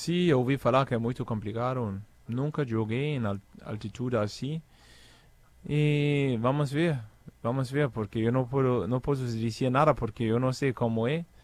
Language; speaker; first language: Portuguese; non-native, fluent; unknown